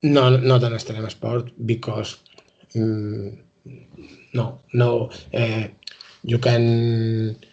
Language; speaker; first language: English; non-native, learner; Spanish